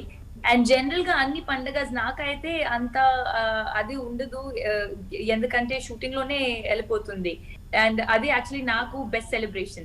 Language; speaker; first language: Telugu; non-native, local second language; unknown